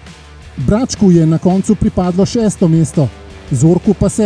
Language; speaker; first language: Slovenian; native; Slovenian